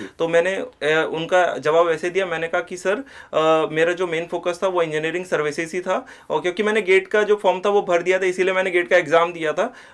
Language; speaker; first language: Hindi; native; Hindi